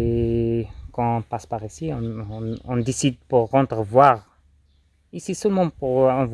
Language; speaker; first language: French; non-native, local second language; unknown